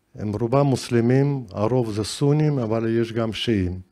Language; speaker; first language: Hebrew; non-native, fluent; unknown